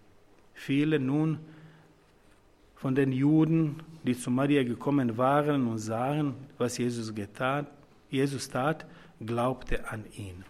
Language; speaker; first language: German; non-native, fluent; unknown